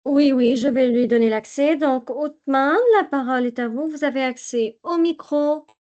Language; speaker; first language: French; non-native, local second language; Arabic